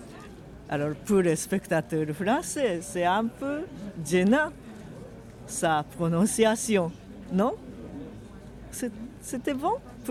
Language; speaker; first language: French; non-native, fluent; Japanese